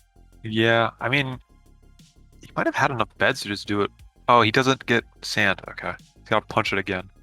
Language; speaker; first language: English; native; English